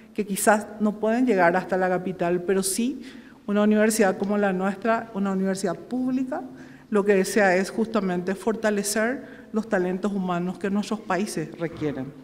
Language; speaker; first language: Spanish; native; Spanish